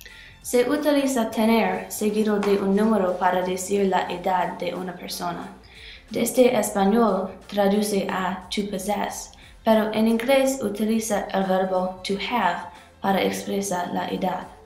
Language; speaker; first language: Spanish; non-native, learner; English